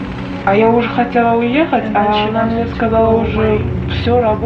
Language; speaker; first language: Russian; non-native, learner; Uzbek